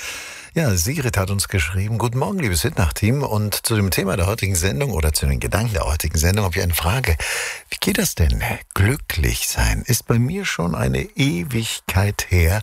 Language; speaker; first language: German; native; German